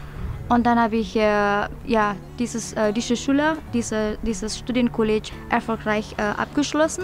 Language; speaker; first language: German; non-native, fluent; Indonesian